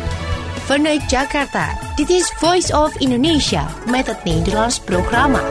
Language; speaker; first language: Dutch; non-native, fluent; Indonesian